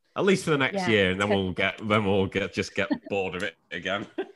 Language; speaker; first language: English; native; English